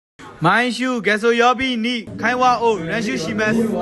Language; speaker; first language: Japanese; non-native, learner; Burmese